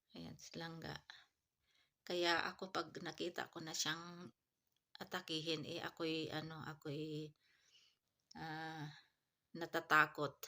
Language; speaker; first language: Filipino; non-native, local second language; Iloko